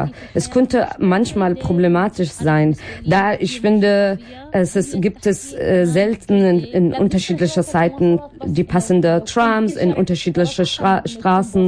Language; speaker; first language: German; non-native, learner; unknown